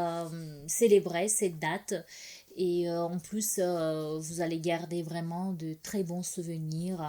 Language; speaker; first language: French; non-native, fluent; Russian